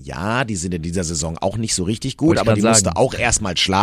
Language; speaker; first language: German; native; German